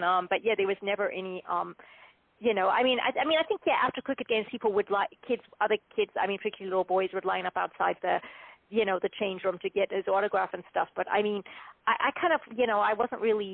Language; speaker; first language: English; native; English